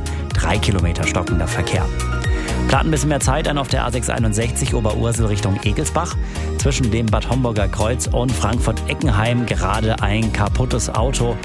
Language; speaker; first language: German; native; German